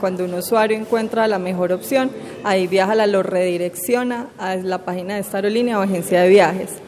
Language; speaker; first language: Spanish; native; Spanish